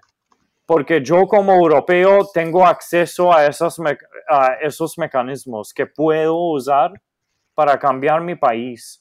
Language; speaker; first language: Spanish; non-native, fluent; Maltese